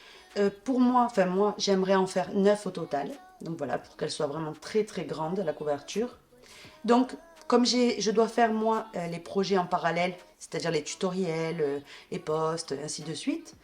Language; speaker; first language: French; native; French